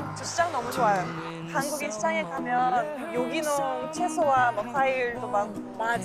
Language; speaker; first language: Korean; non-native, fluent; Russian